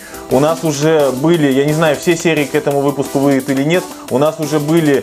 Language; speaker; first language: Russian; native; Russian